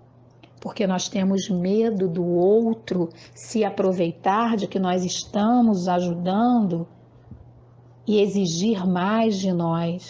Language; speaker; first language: Portuguese; native; Portuguese